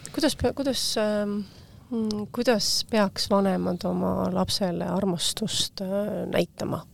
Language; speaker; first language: Estonian; native; Estonian